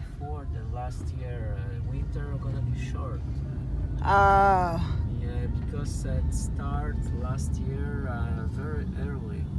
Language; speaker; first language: English; non-native, learner; Polish